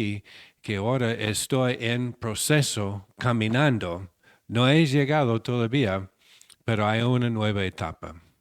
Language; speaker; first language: Spanish; non-native, fluent; English